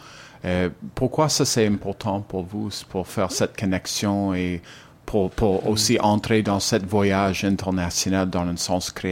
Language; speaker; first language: French; non-native, learner; English